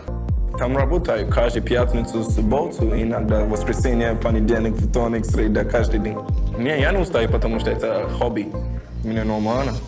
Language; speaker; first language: Russian; non-native, learner; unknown